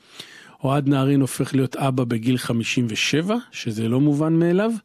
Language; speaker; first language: Hebrew; native; Hebrew